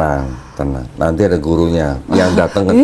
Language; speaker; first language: Indonesian; native; Indonesian